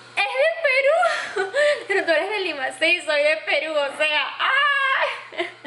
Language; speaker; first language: Spanish; native; Spanish